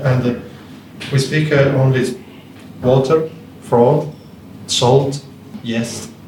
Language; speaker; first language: English; non-native, learner; Italian